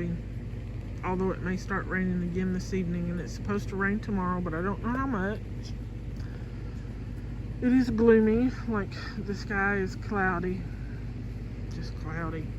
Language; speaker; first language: English; native; English